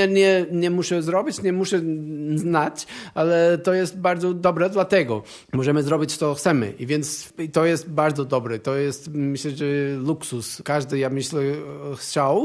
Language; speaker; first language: Polish; non-native, learner; Portuguese